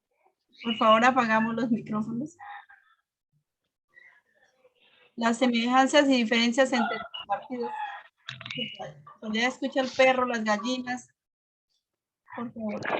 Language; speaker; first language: Spanish; native; Spanish